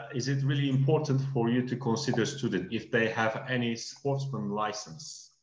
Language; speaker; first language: English; non-native, fluent; Turkish